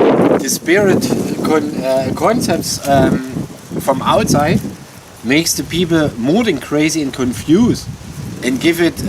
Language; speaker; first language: English; non-native, learner; German